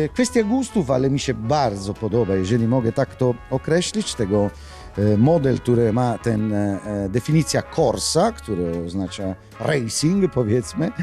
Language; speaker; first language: Polish; non-native, learner; Italian